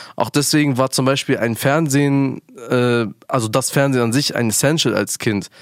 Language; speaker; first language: German; early bilingual, other home language; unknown